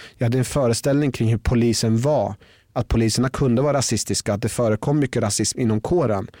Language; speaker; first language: Swedish; early bilingual, other home language; Persian